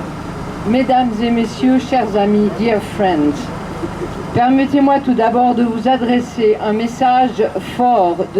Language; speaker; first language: French; native; French